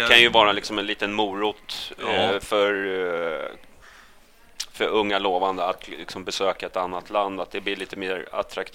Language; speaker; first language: Swedish; native; Swedish